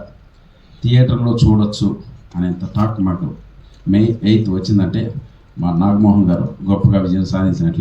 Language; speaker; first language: Telugu; native; Telugu